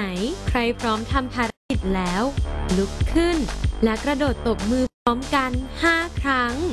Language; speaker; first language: Thai; native; Thai